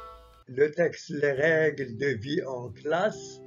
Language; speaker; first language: French; non-native, fluent; Arabic